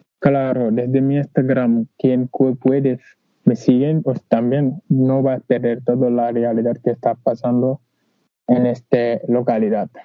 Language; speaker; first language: Spanish; non-native, learner; Wolof